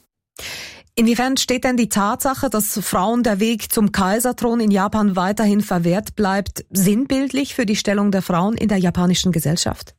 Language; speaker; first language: German; native; German